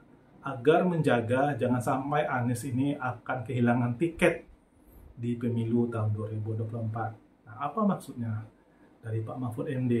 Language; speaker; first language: Indonesian; native; Indonesian